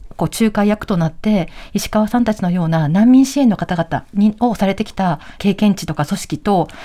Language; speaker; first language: Japanese; native; Japanese